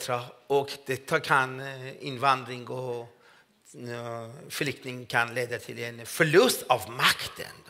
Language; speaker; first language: Swedish; non-native, fluent; Persian